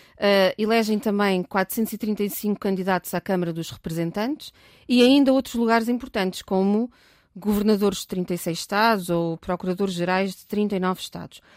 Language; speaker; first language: Portuguese; native; Portuguese